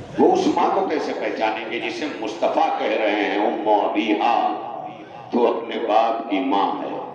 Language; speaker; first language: Urdu; non-native, local second language; Awadhi